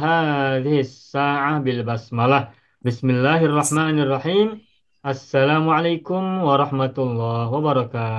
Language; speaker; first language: Arabic; non-native, fluent; Indonesian